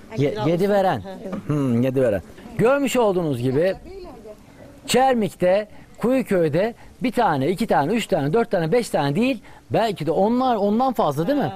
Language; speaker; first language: Turkish; native; Turkish